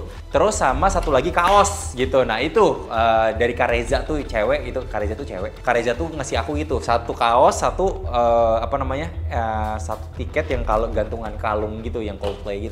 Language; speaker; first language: Indonesian; native; Indonesian